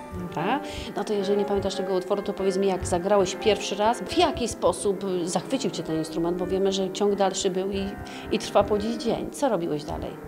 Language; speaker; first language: Polish; native; Polish